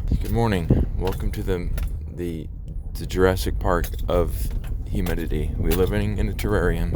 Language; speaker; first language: English; native; English